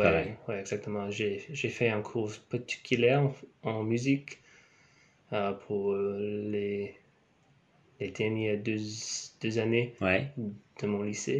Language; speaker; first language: French; non-native, learner; English